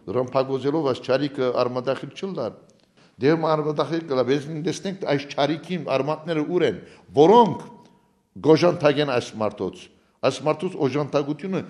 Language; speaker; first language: Armenian; native; Armenian